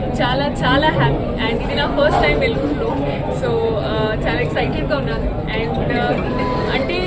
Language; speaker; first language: Telugu; non-native, fluent; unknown